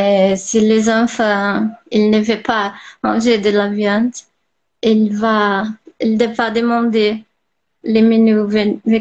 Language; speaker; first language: French; non-native, learner; Portuguese